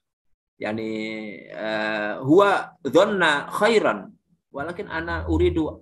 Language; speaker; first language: Arabic; non-native, fluent; Indonesian